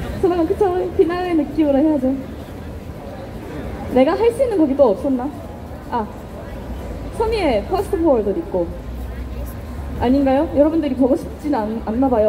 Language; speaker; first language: Korean; non-native, fluent; Japanese